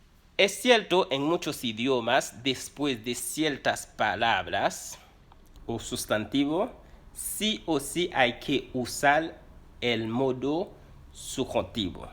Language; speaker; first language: Spanish; non-native, fluent; Haitian Creole